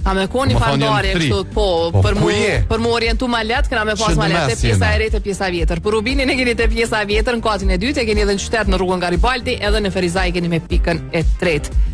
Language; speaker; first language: Albanian; native; Albanian